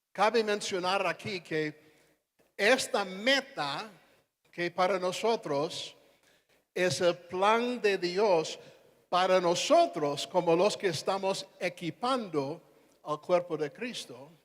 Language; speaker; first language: Spanish; non-native, fluent; English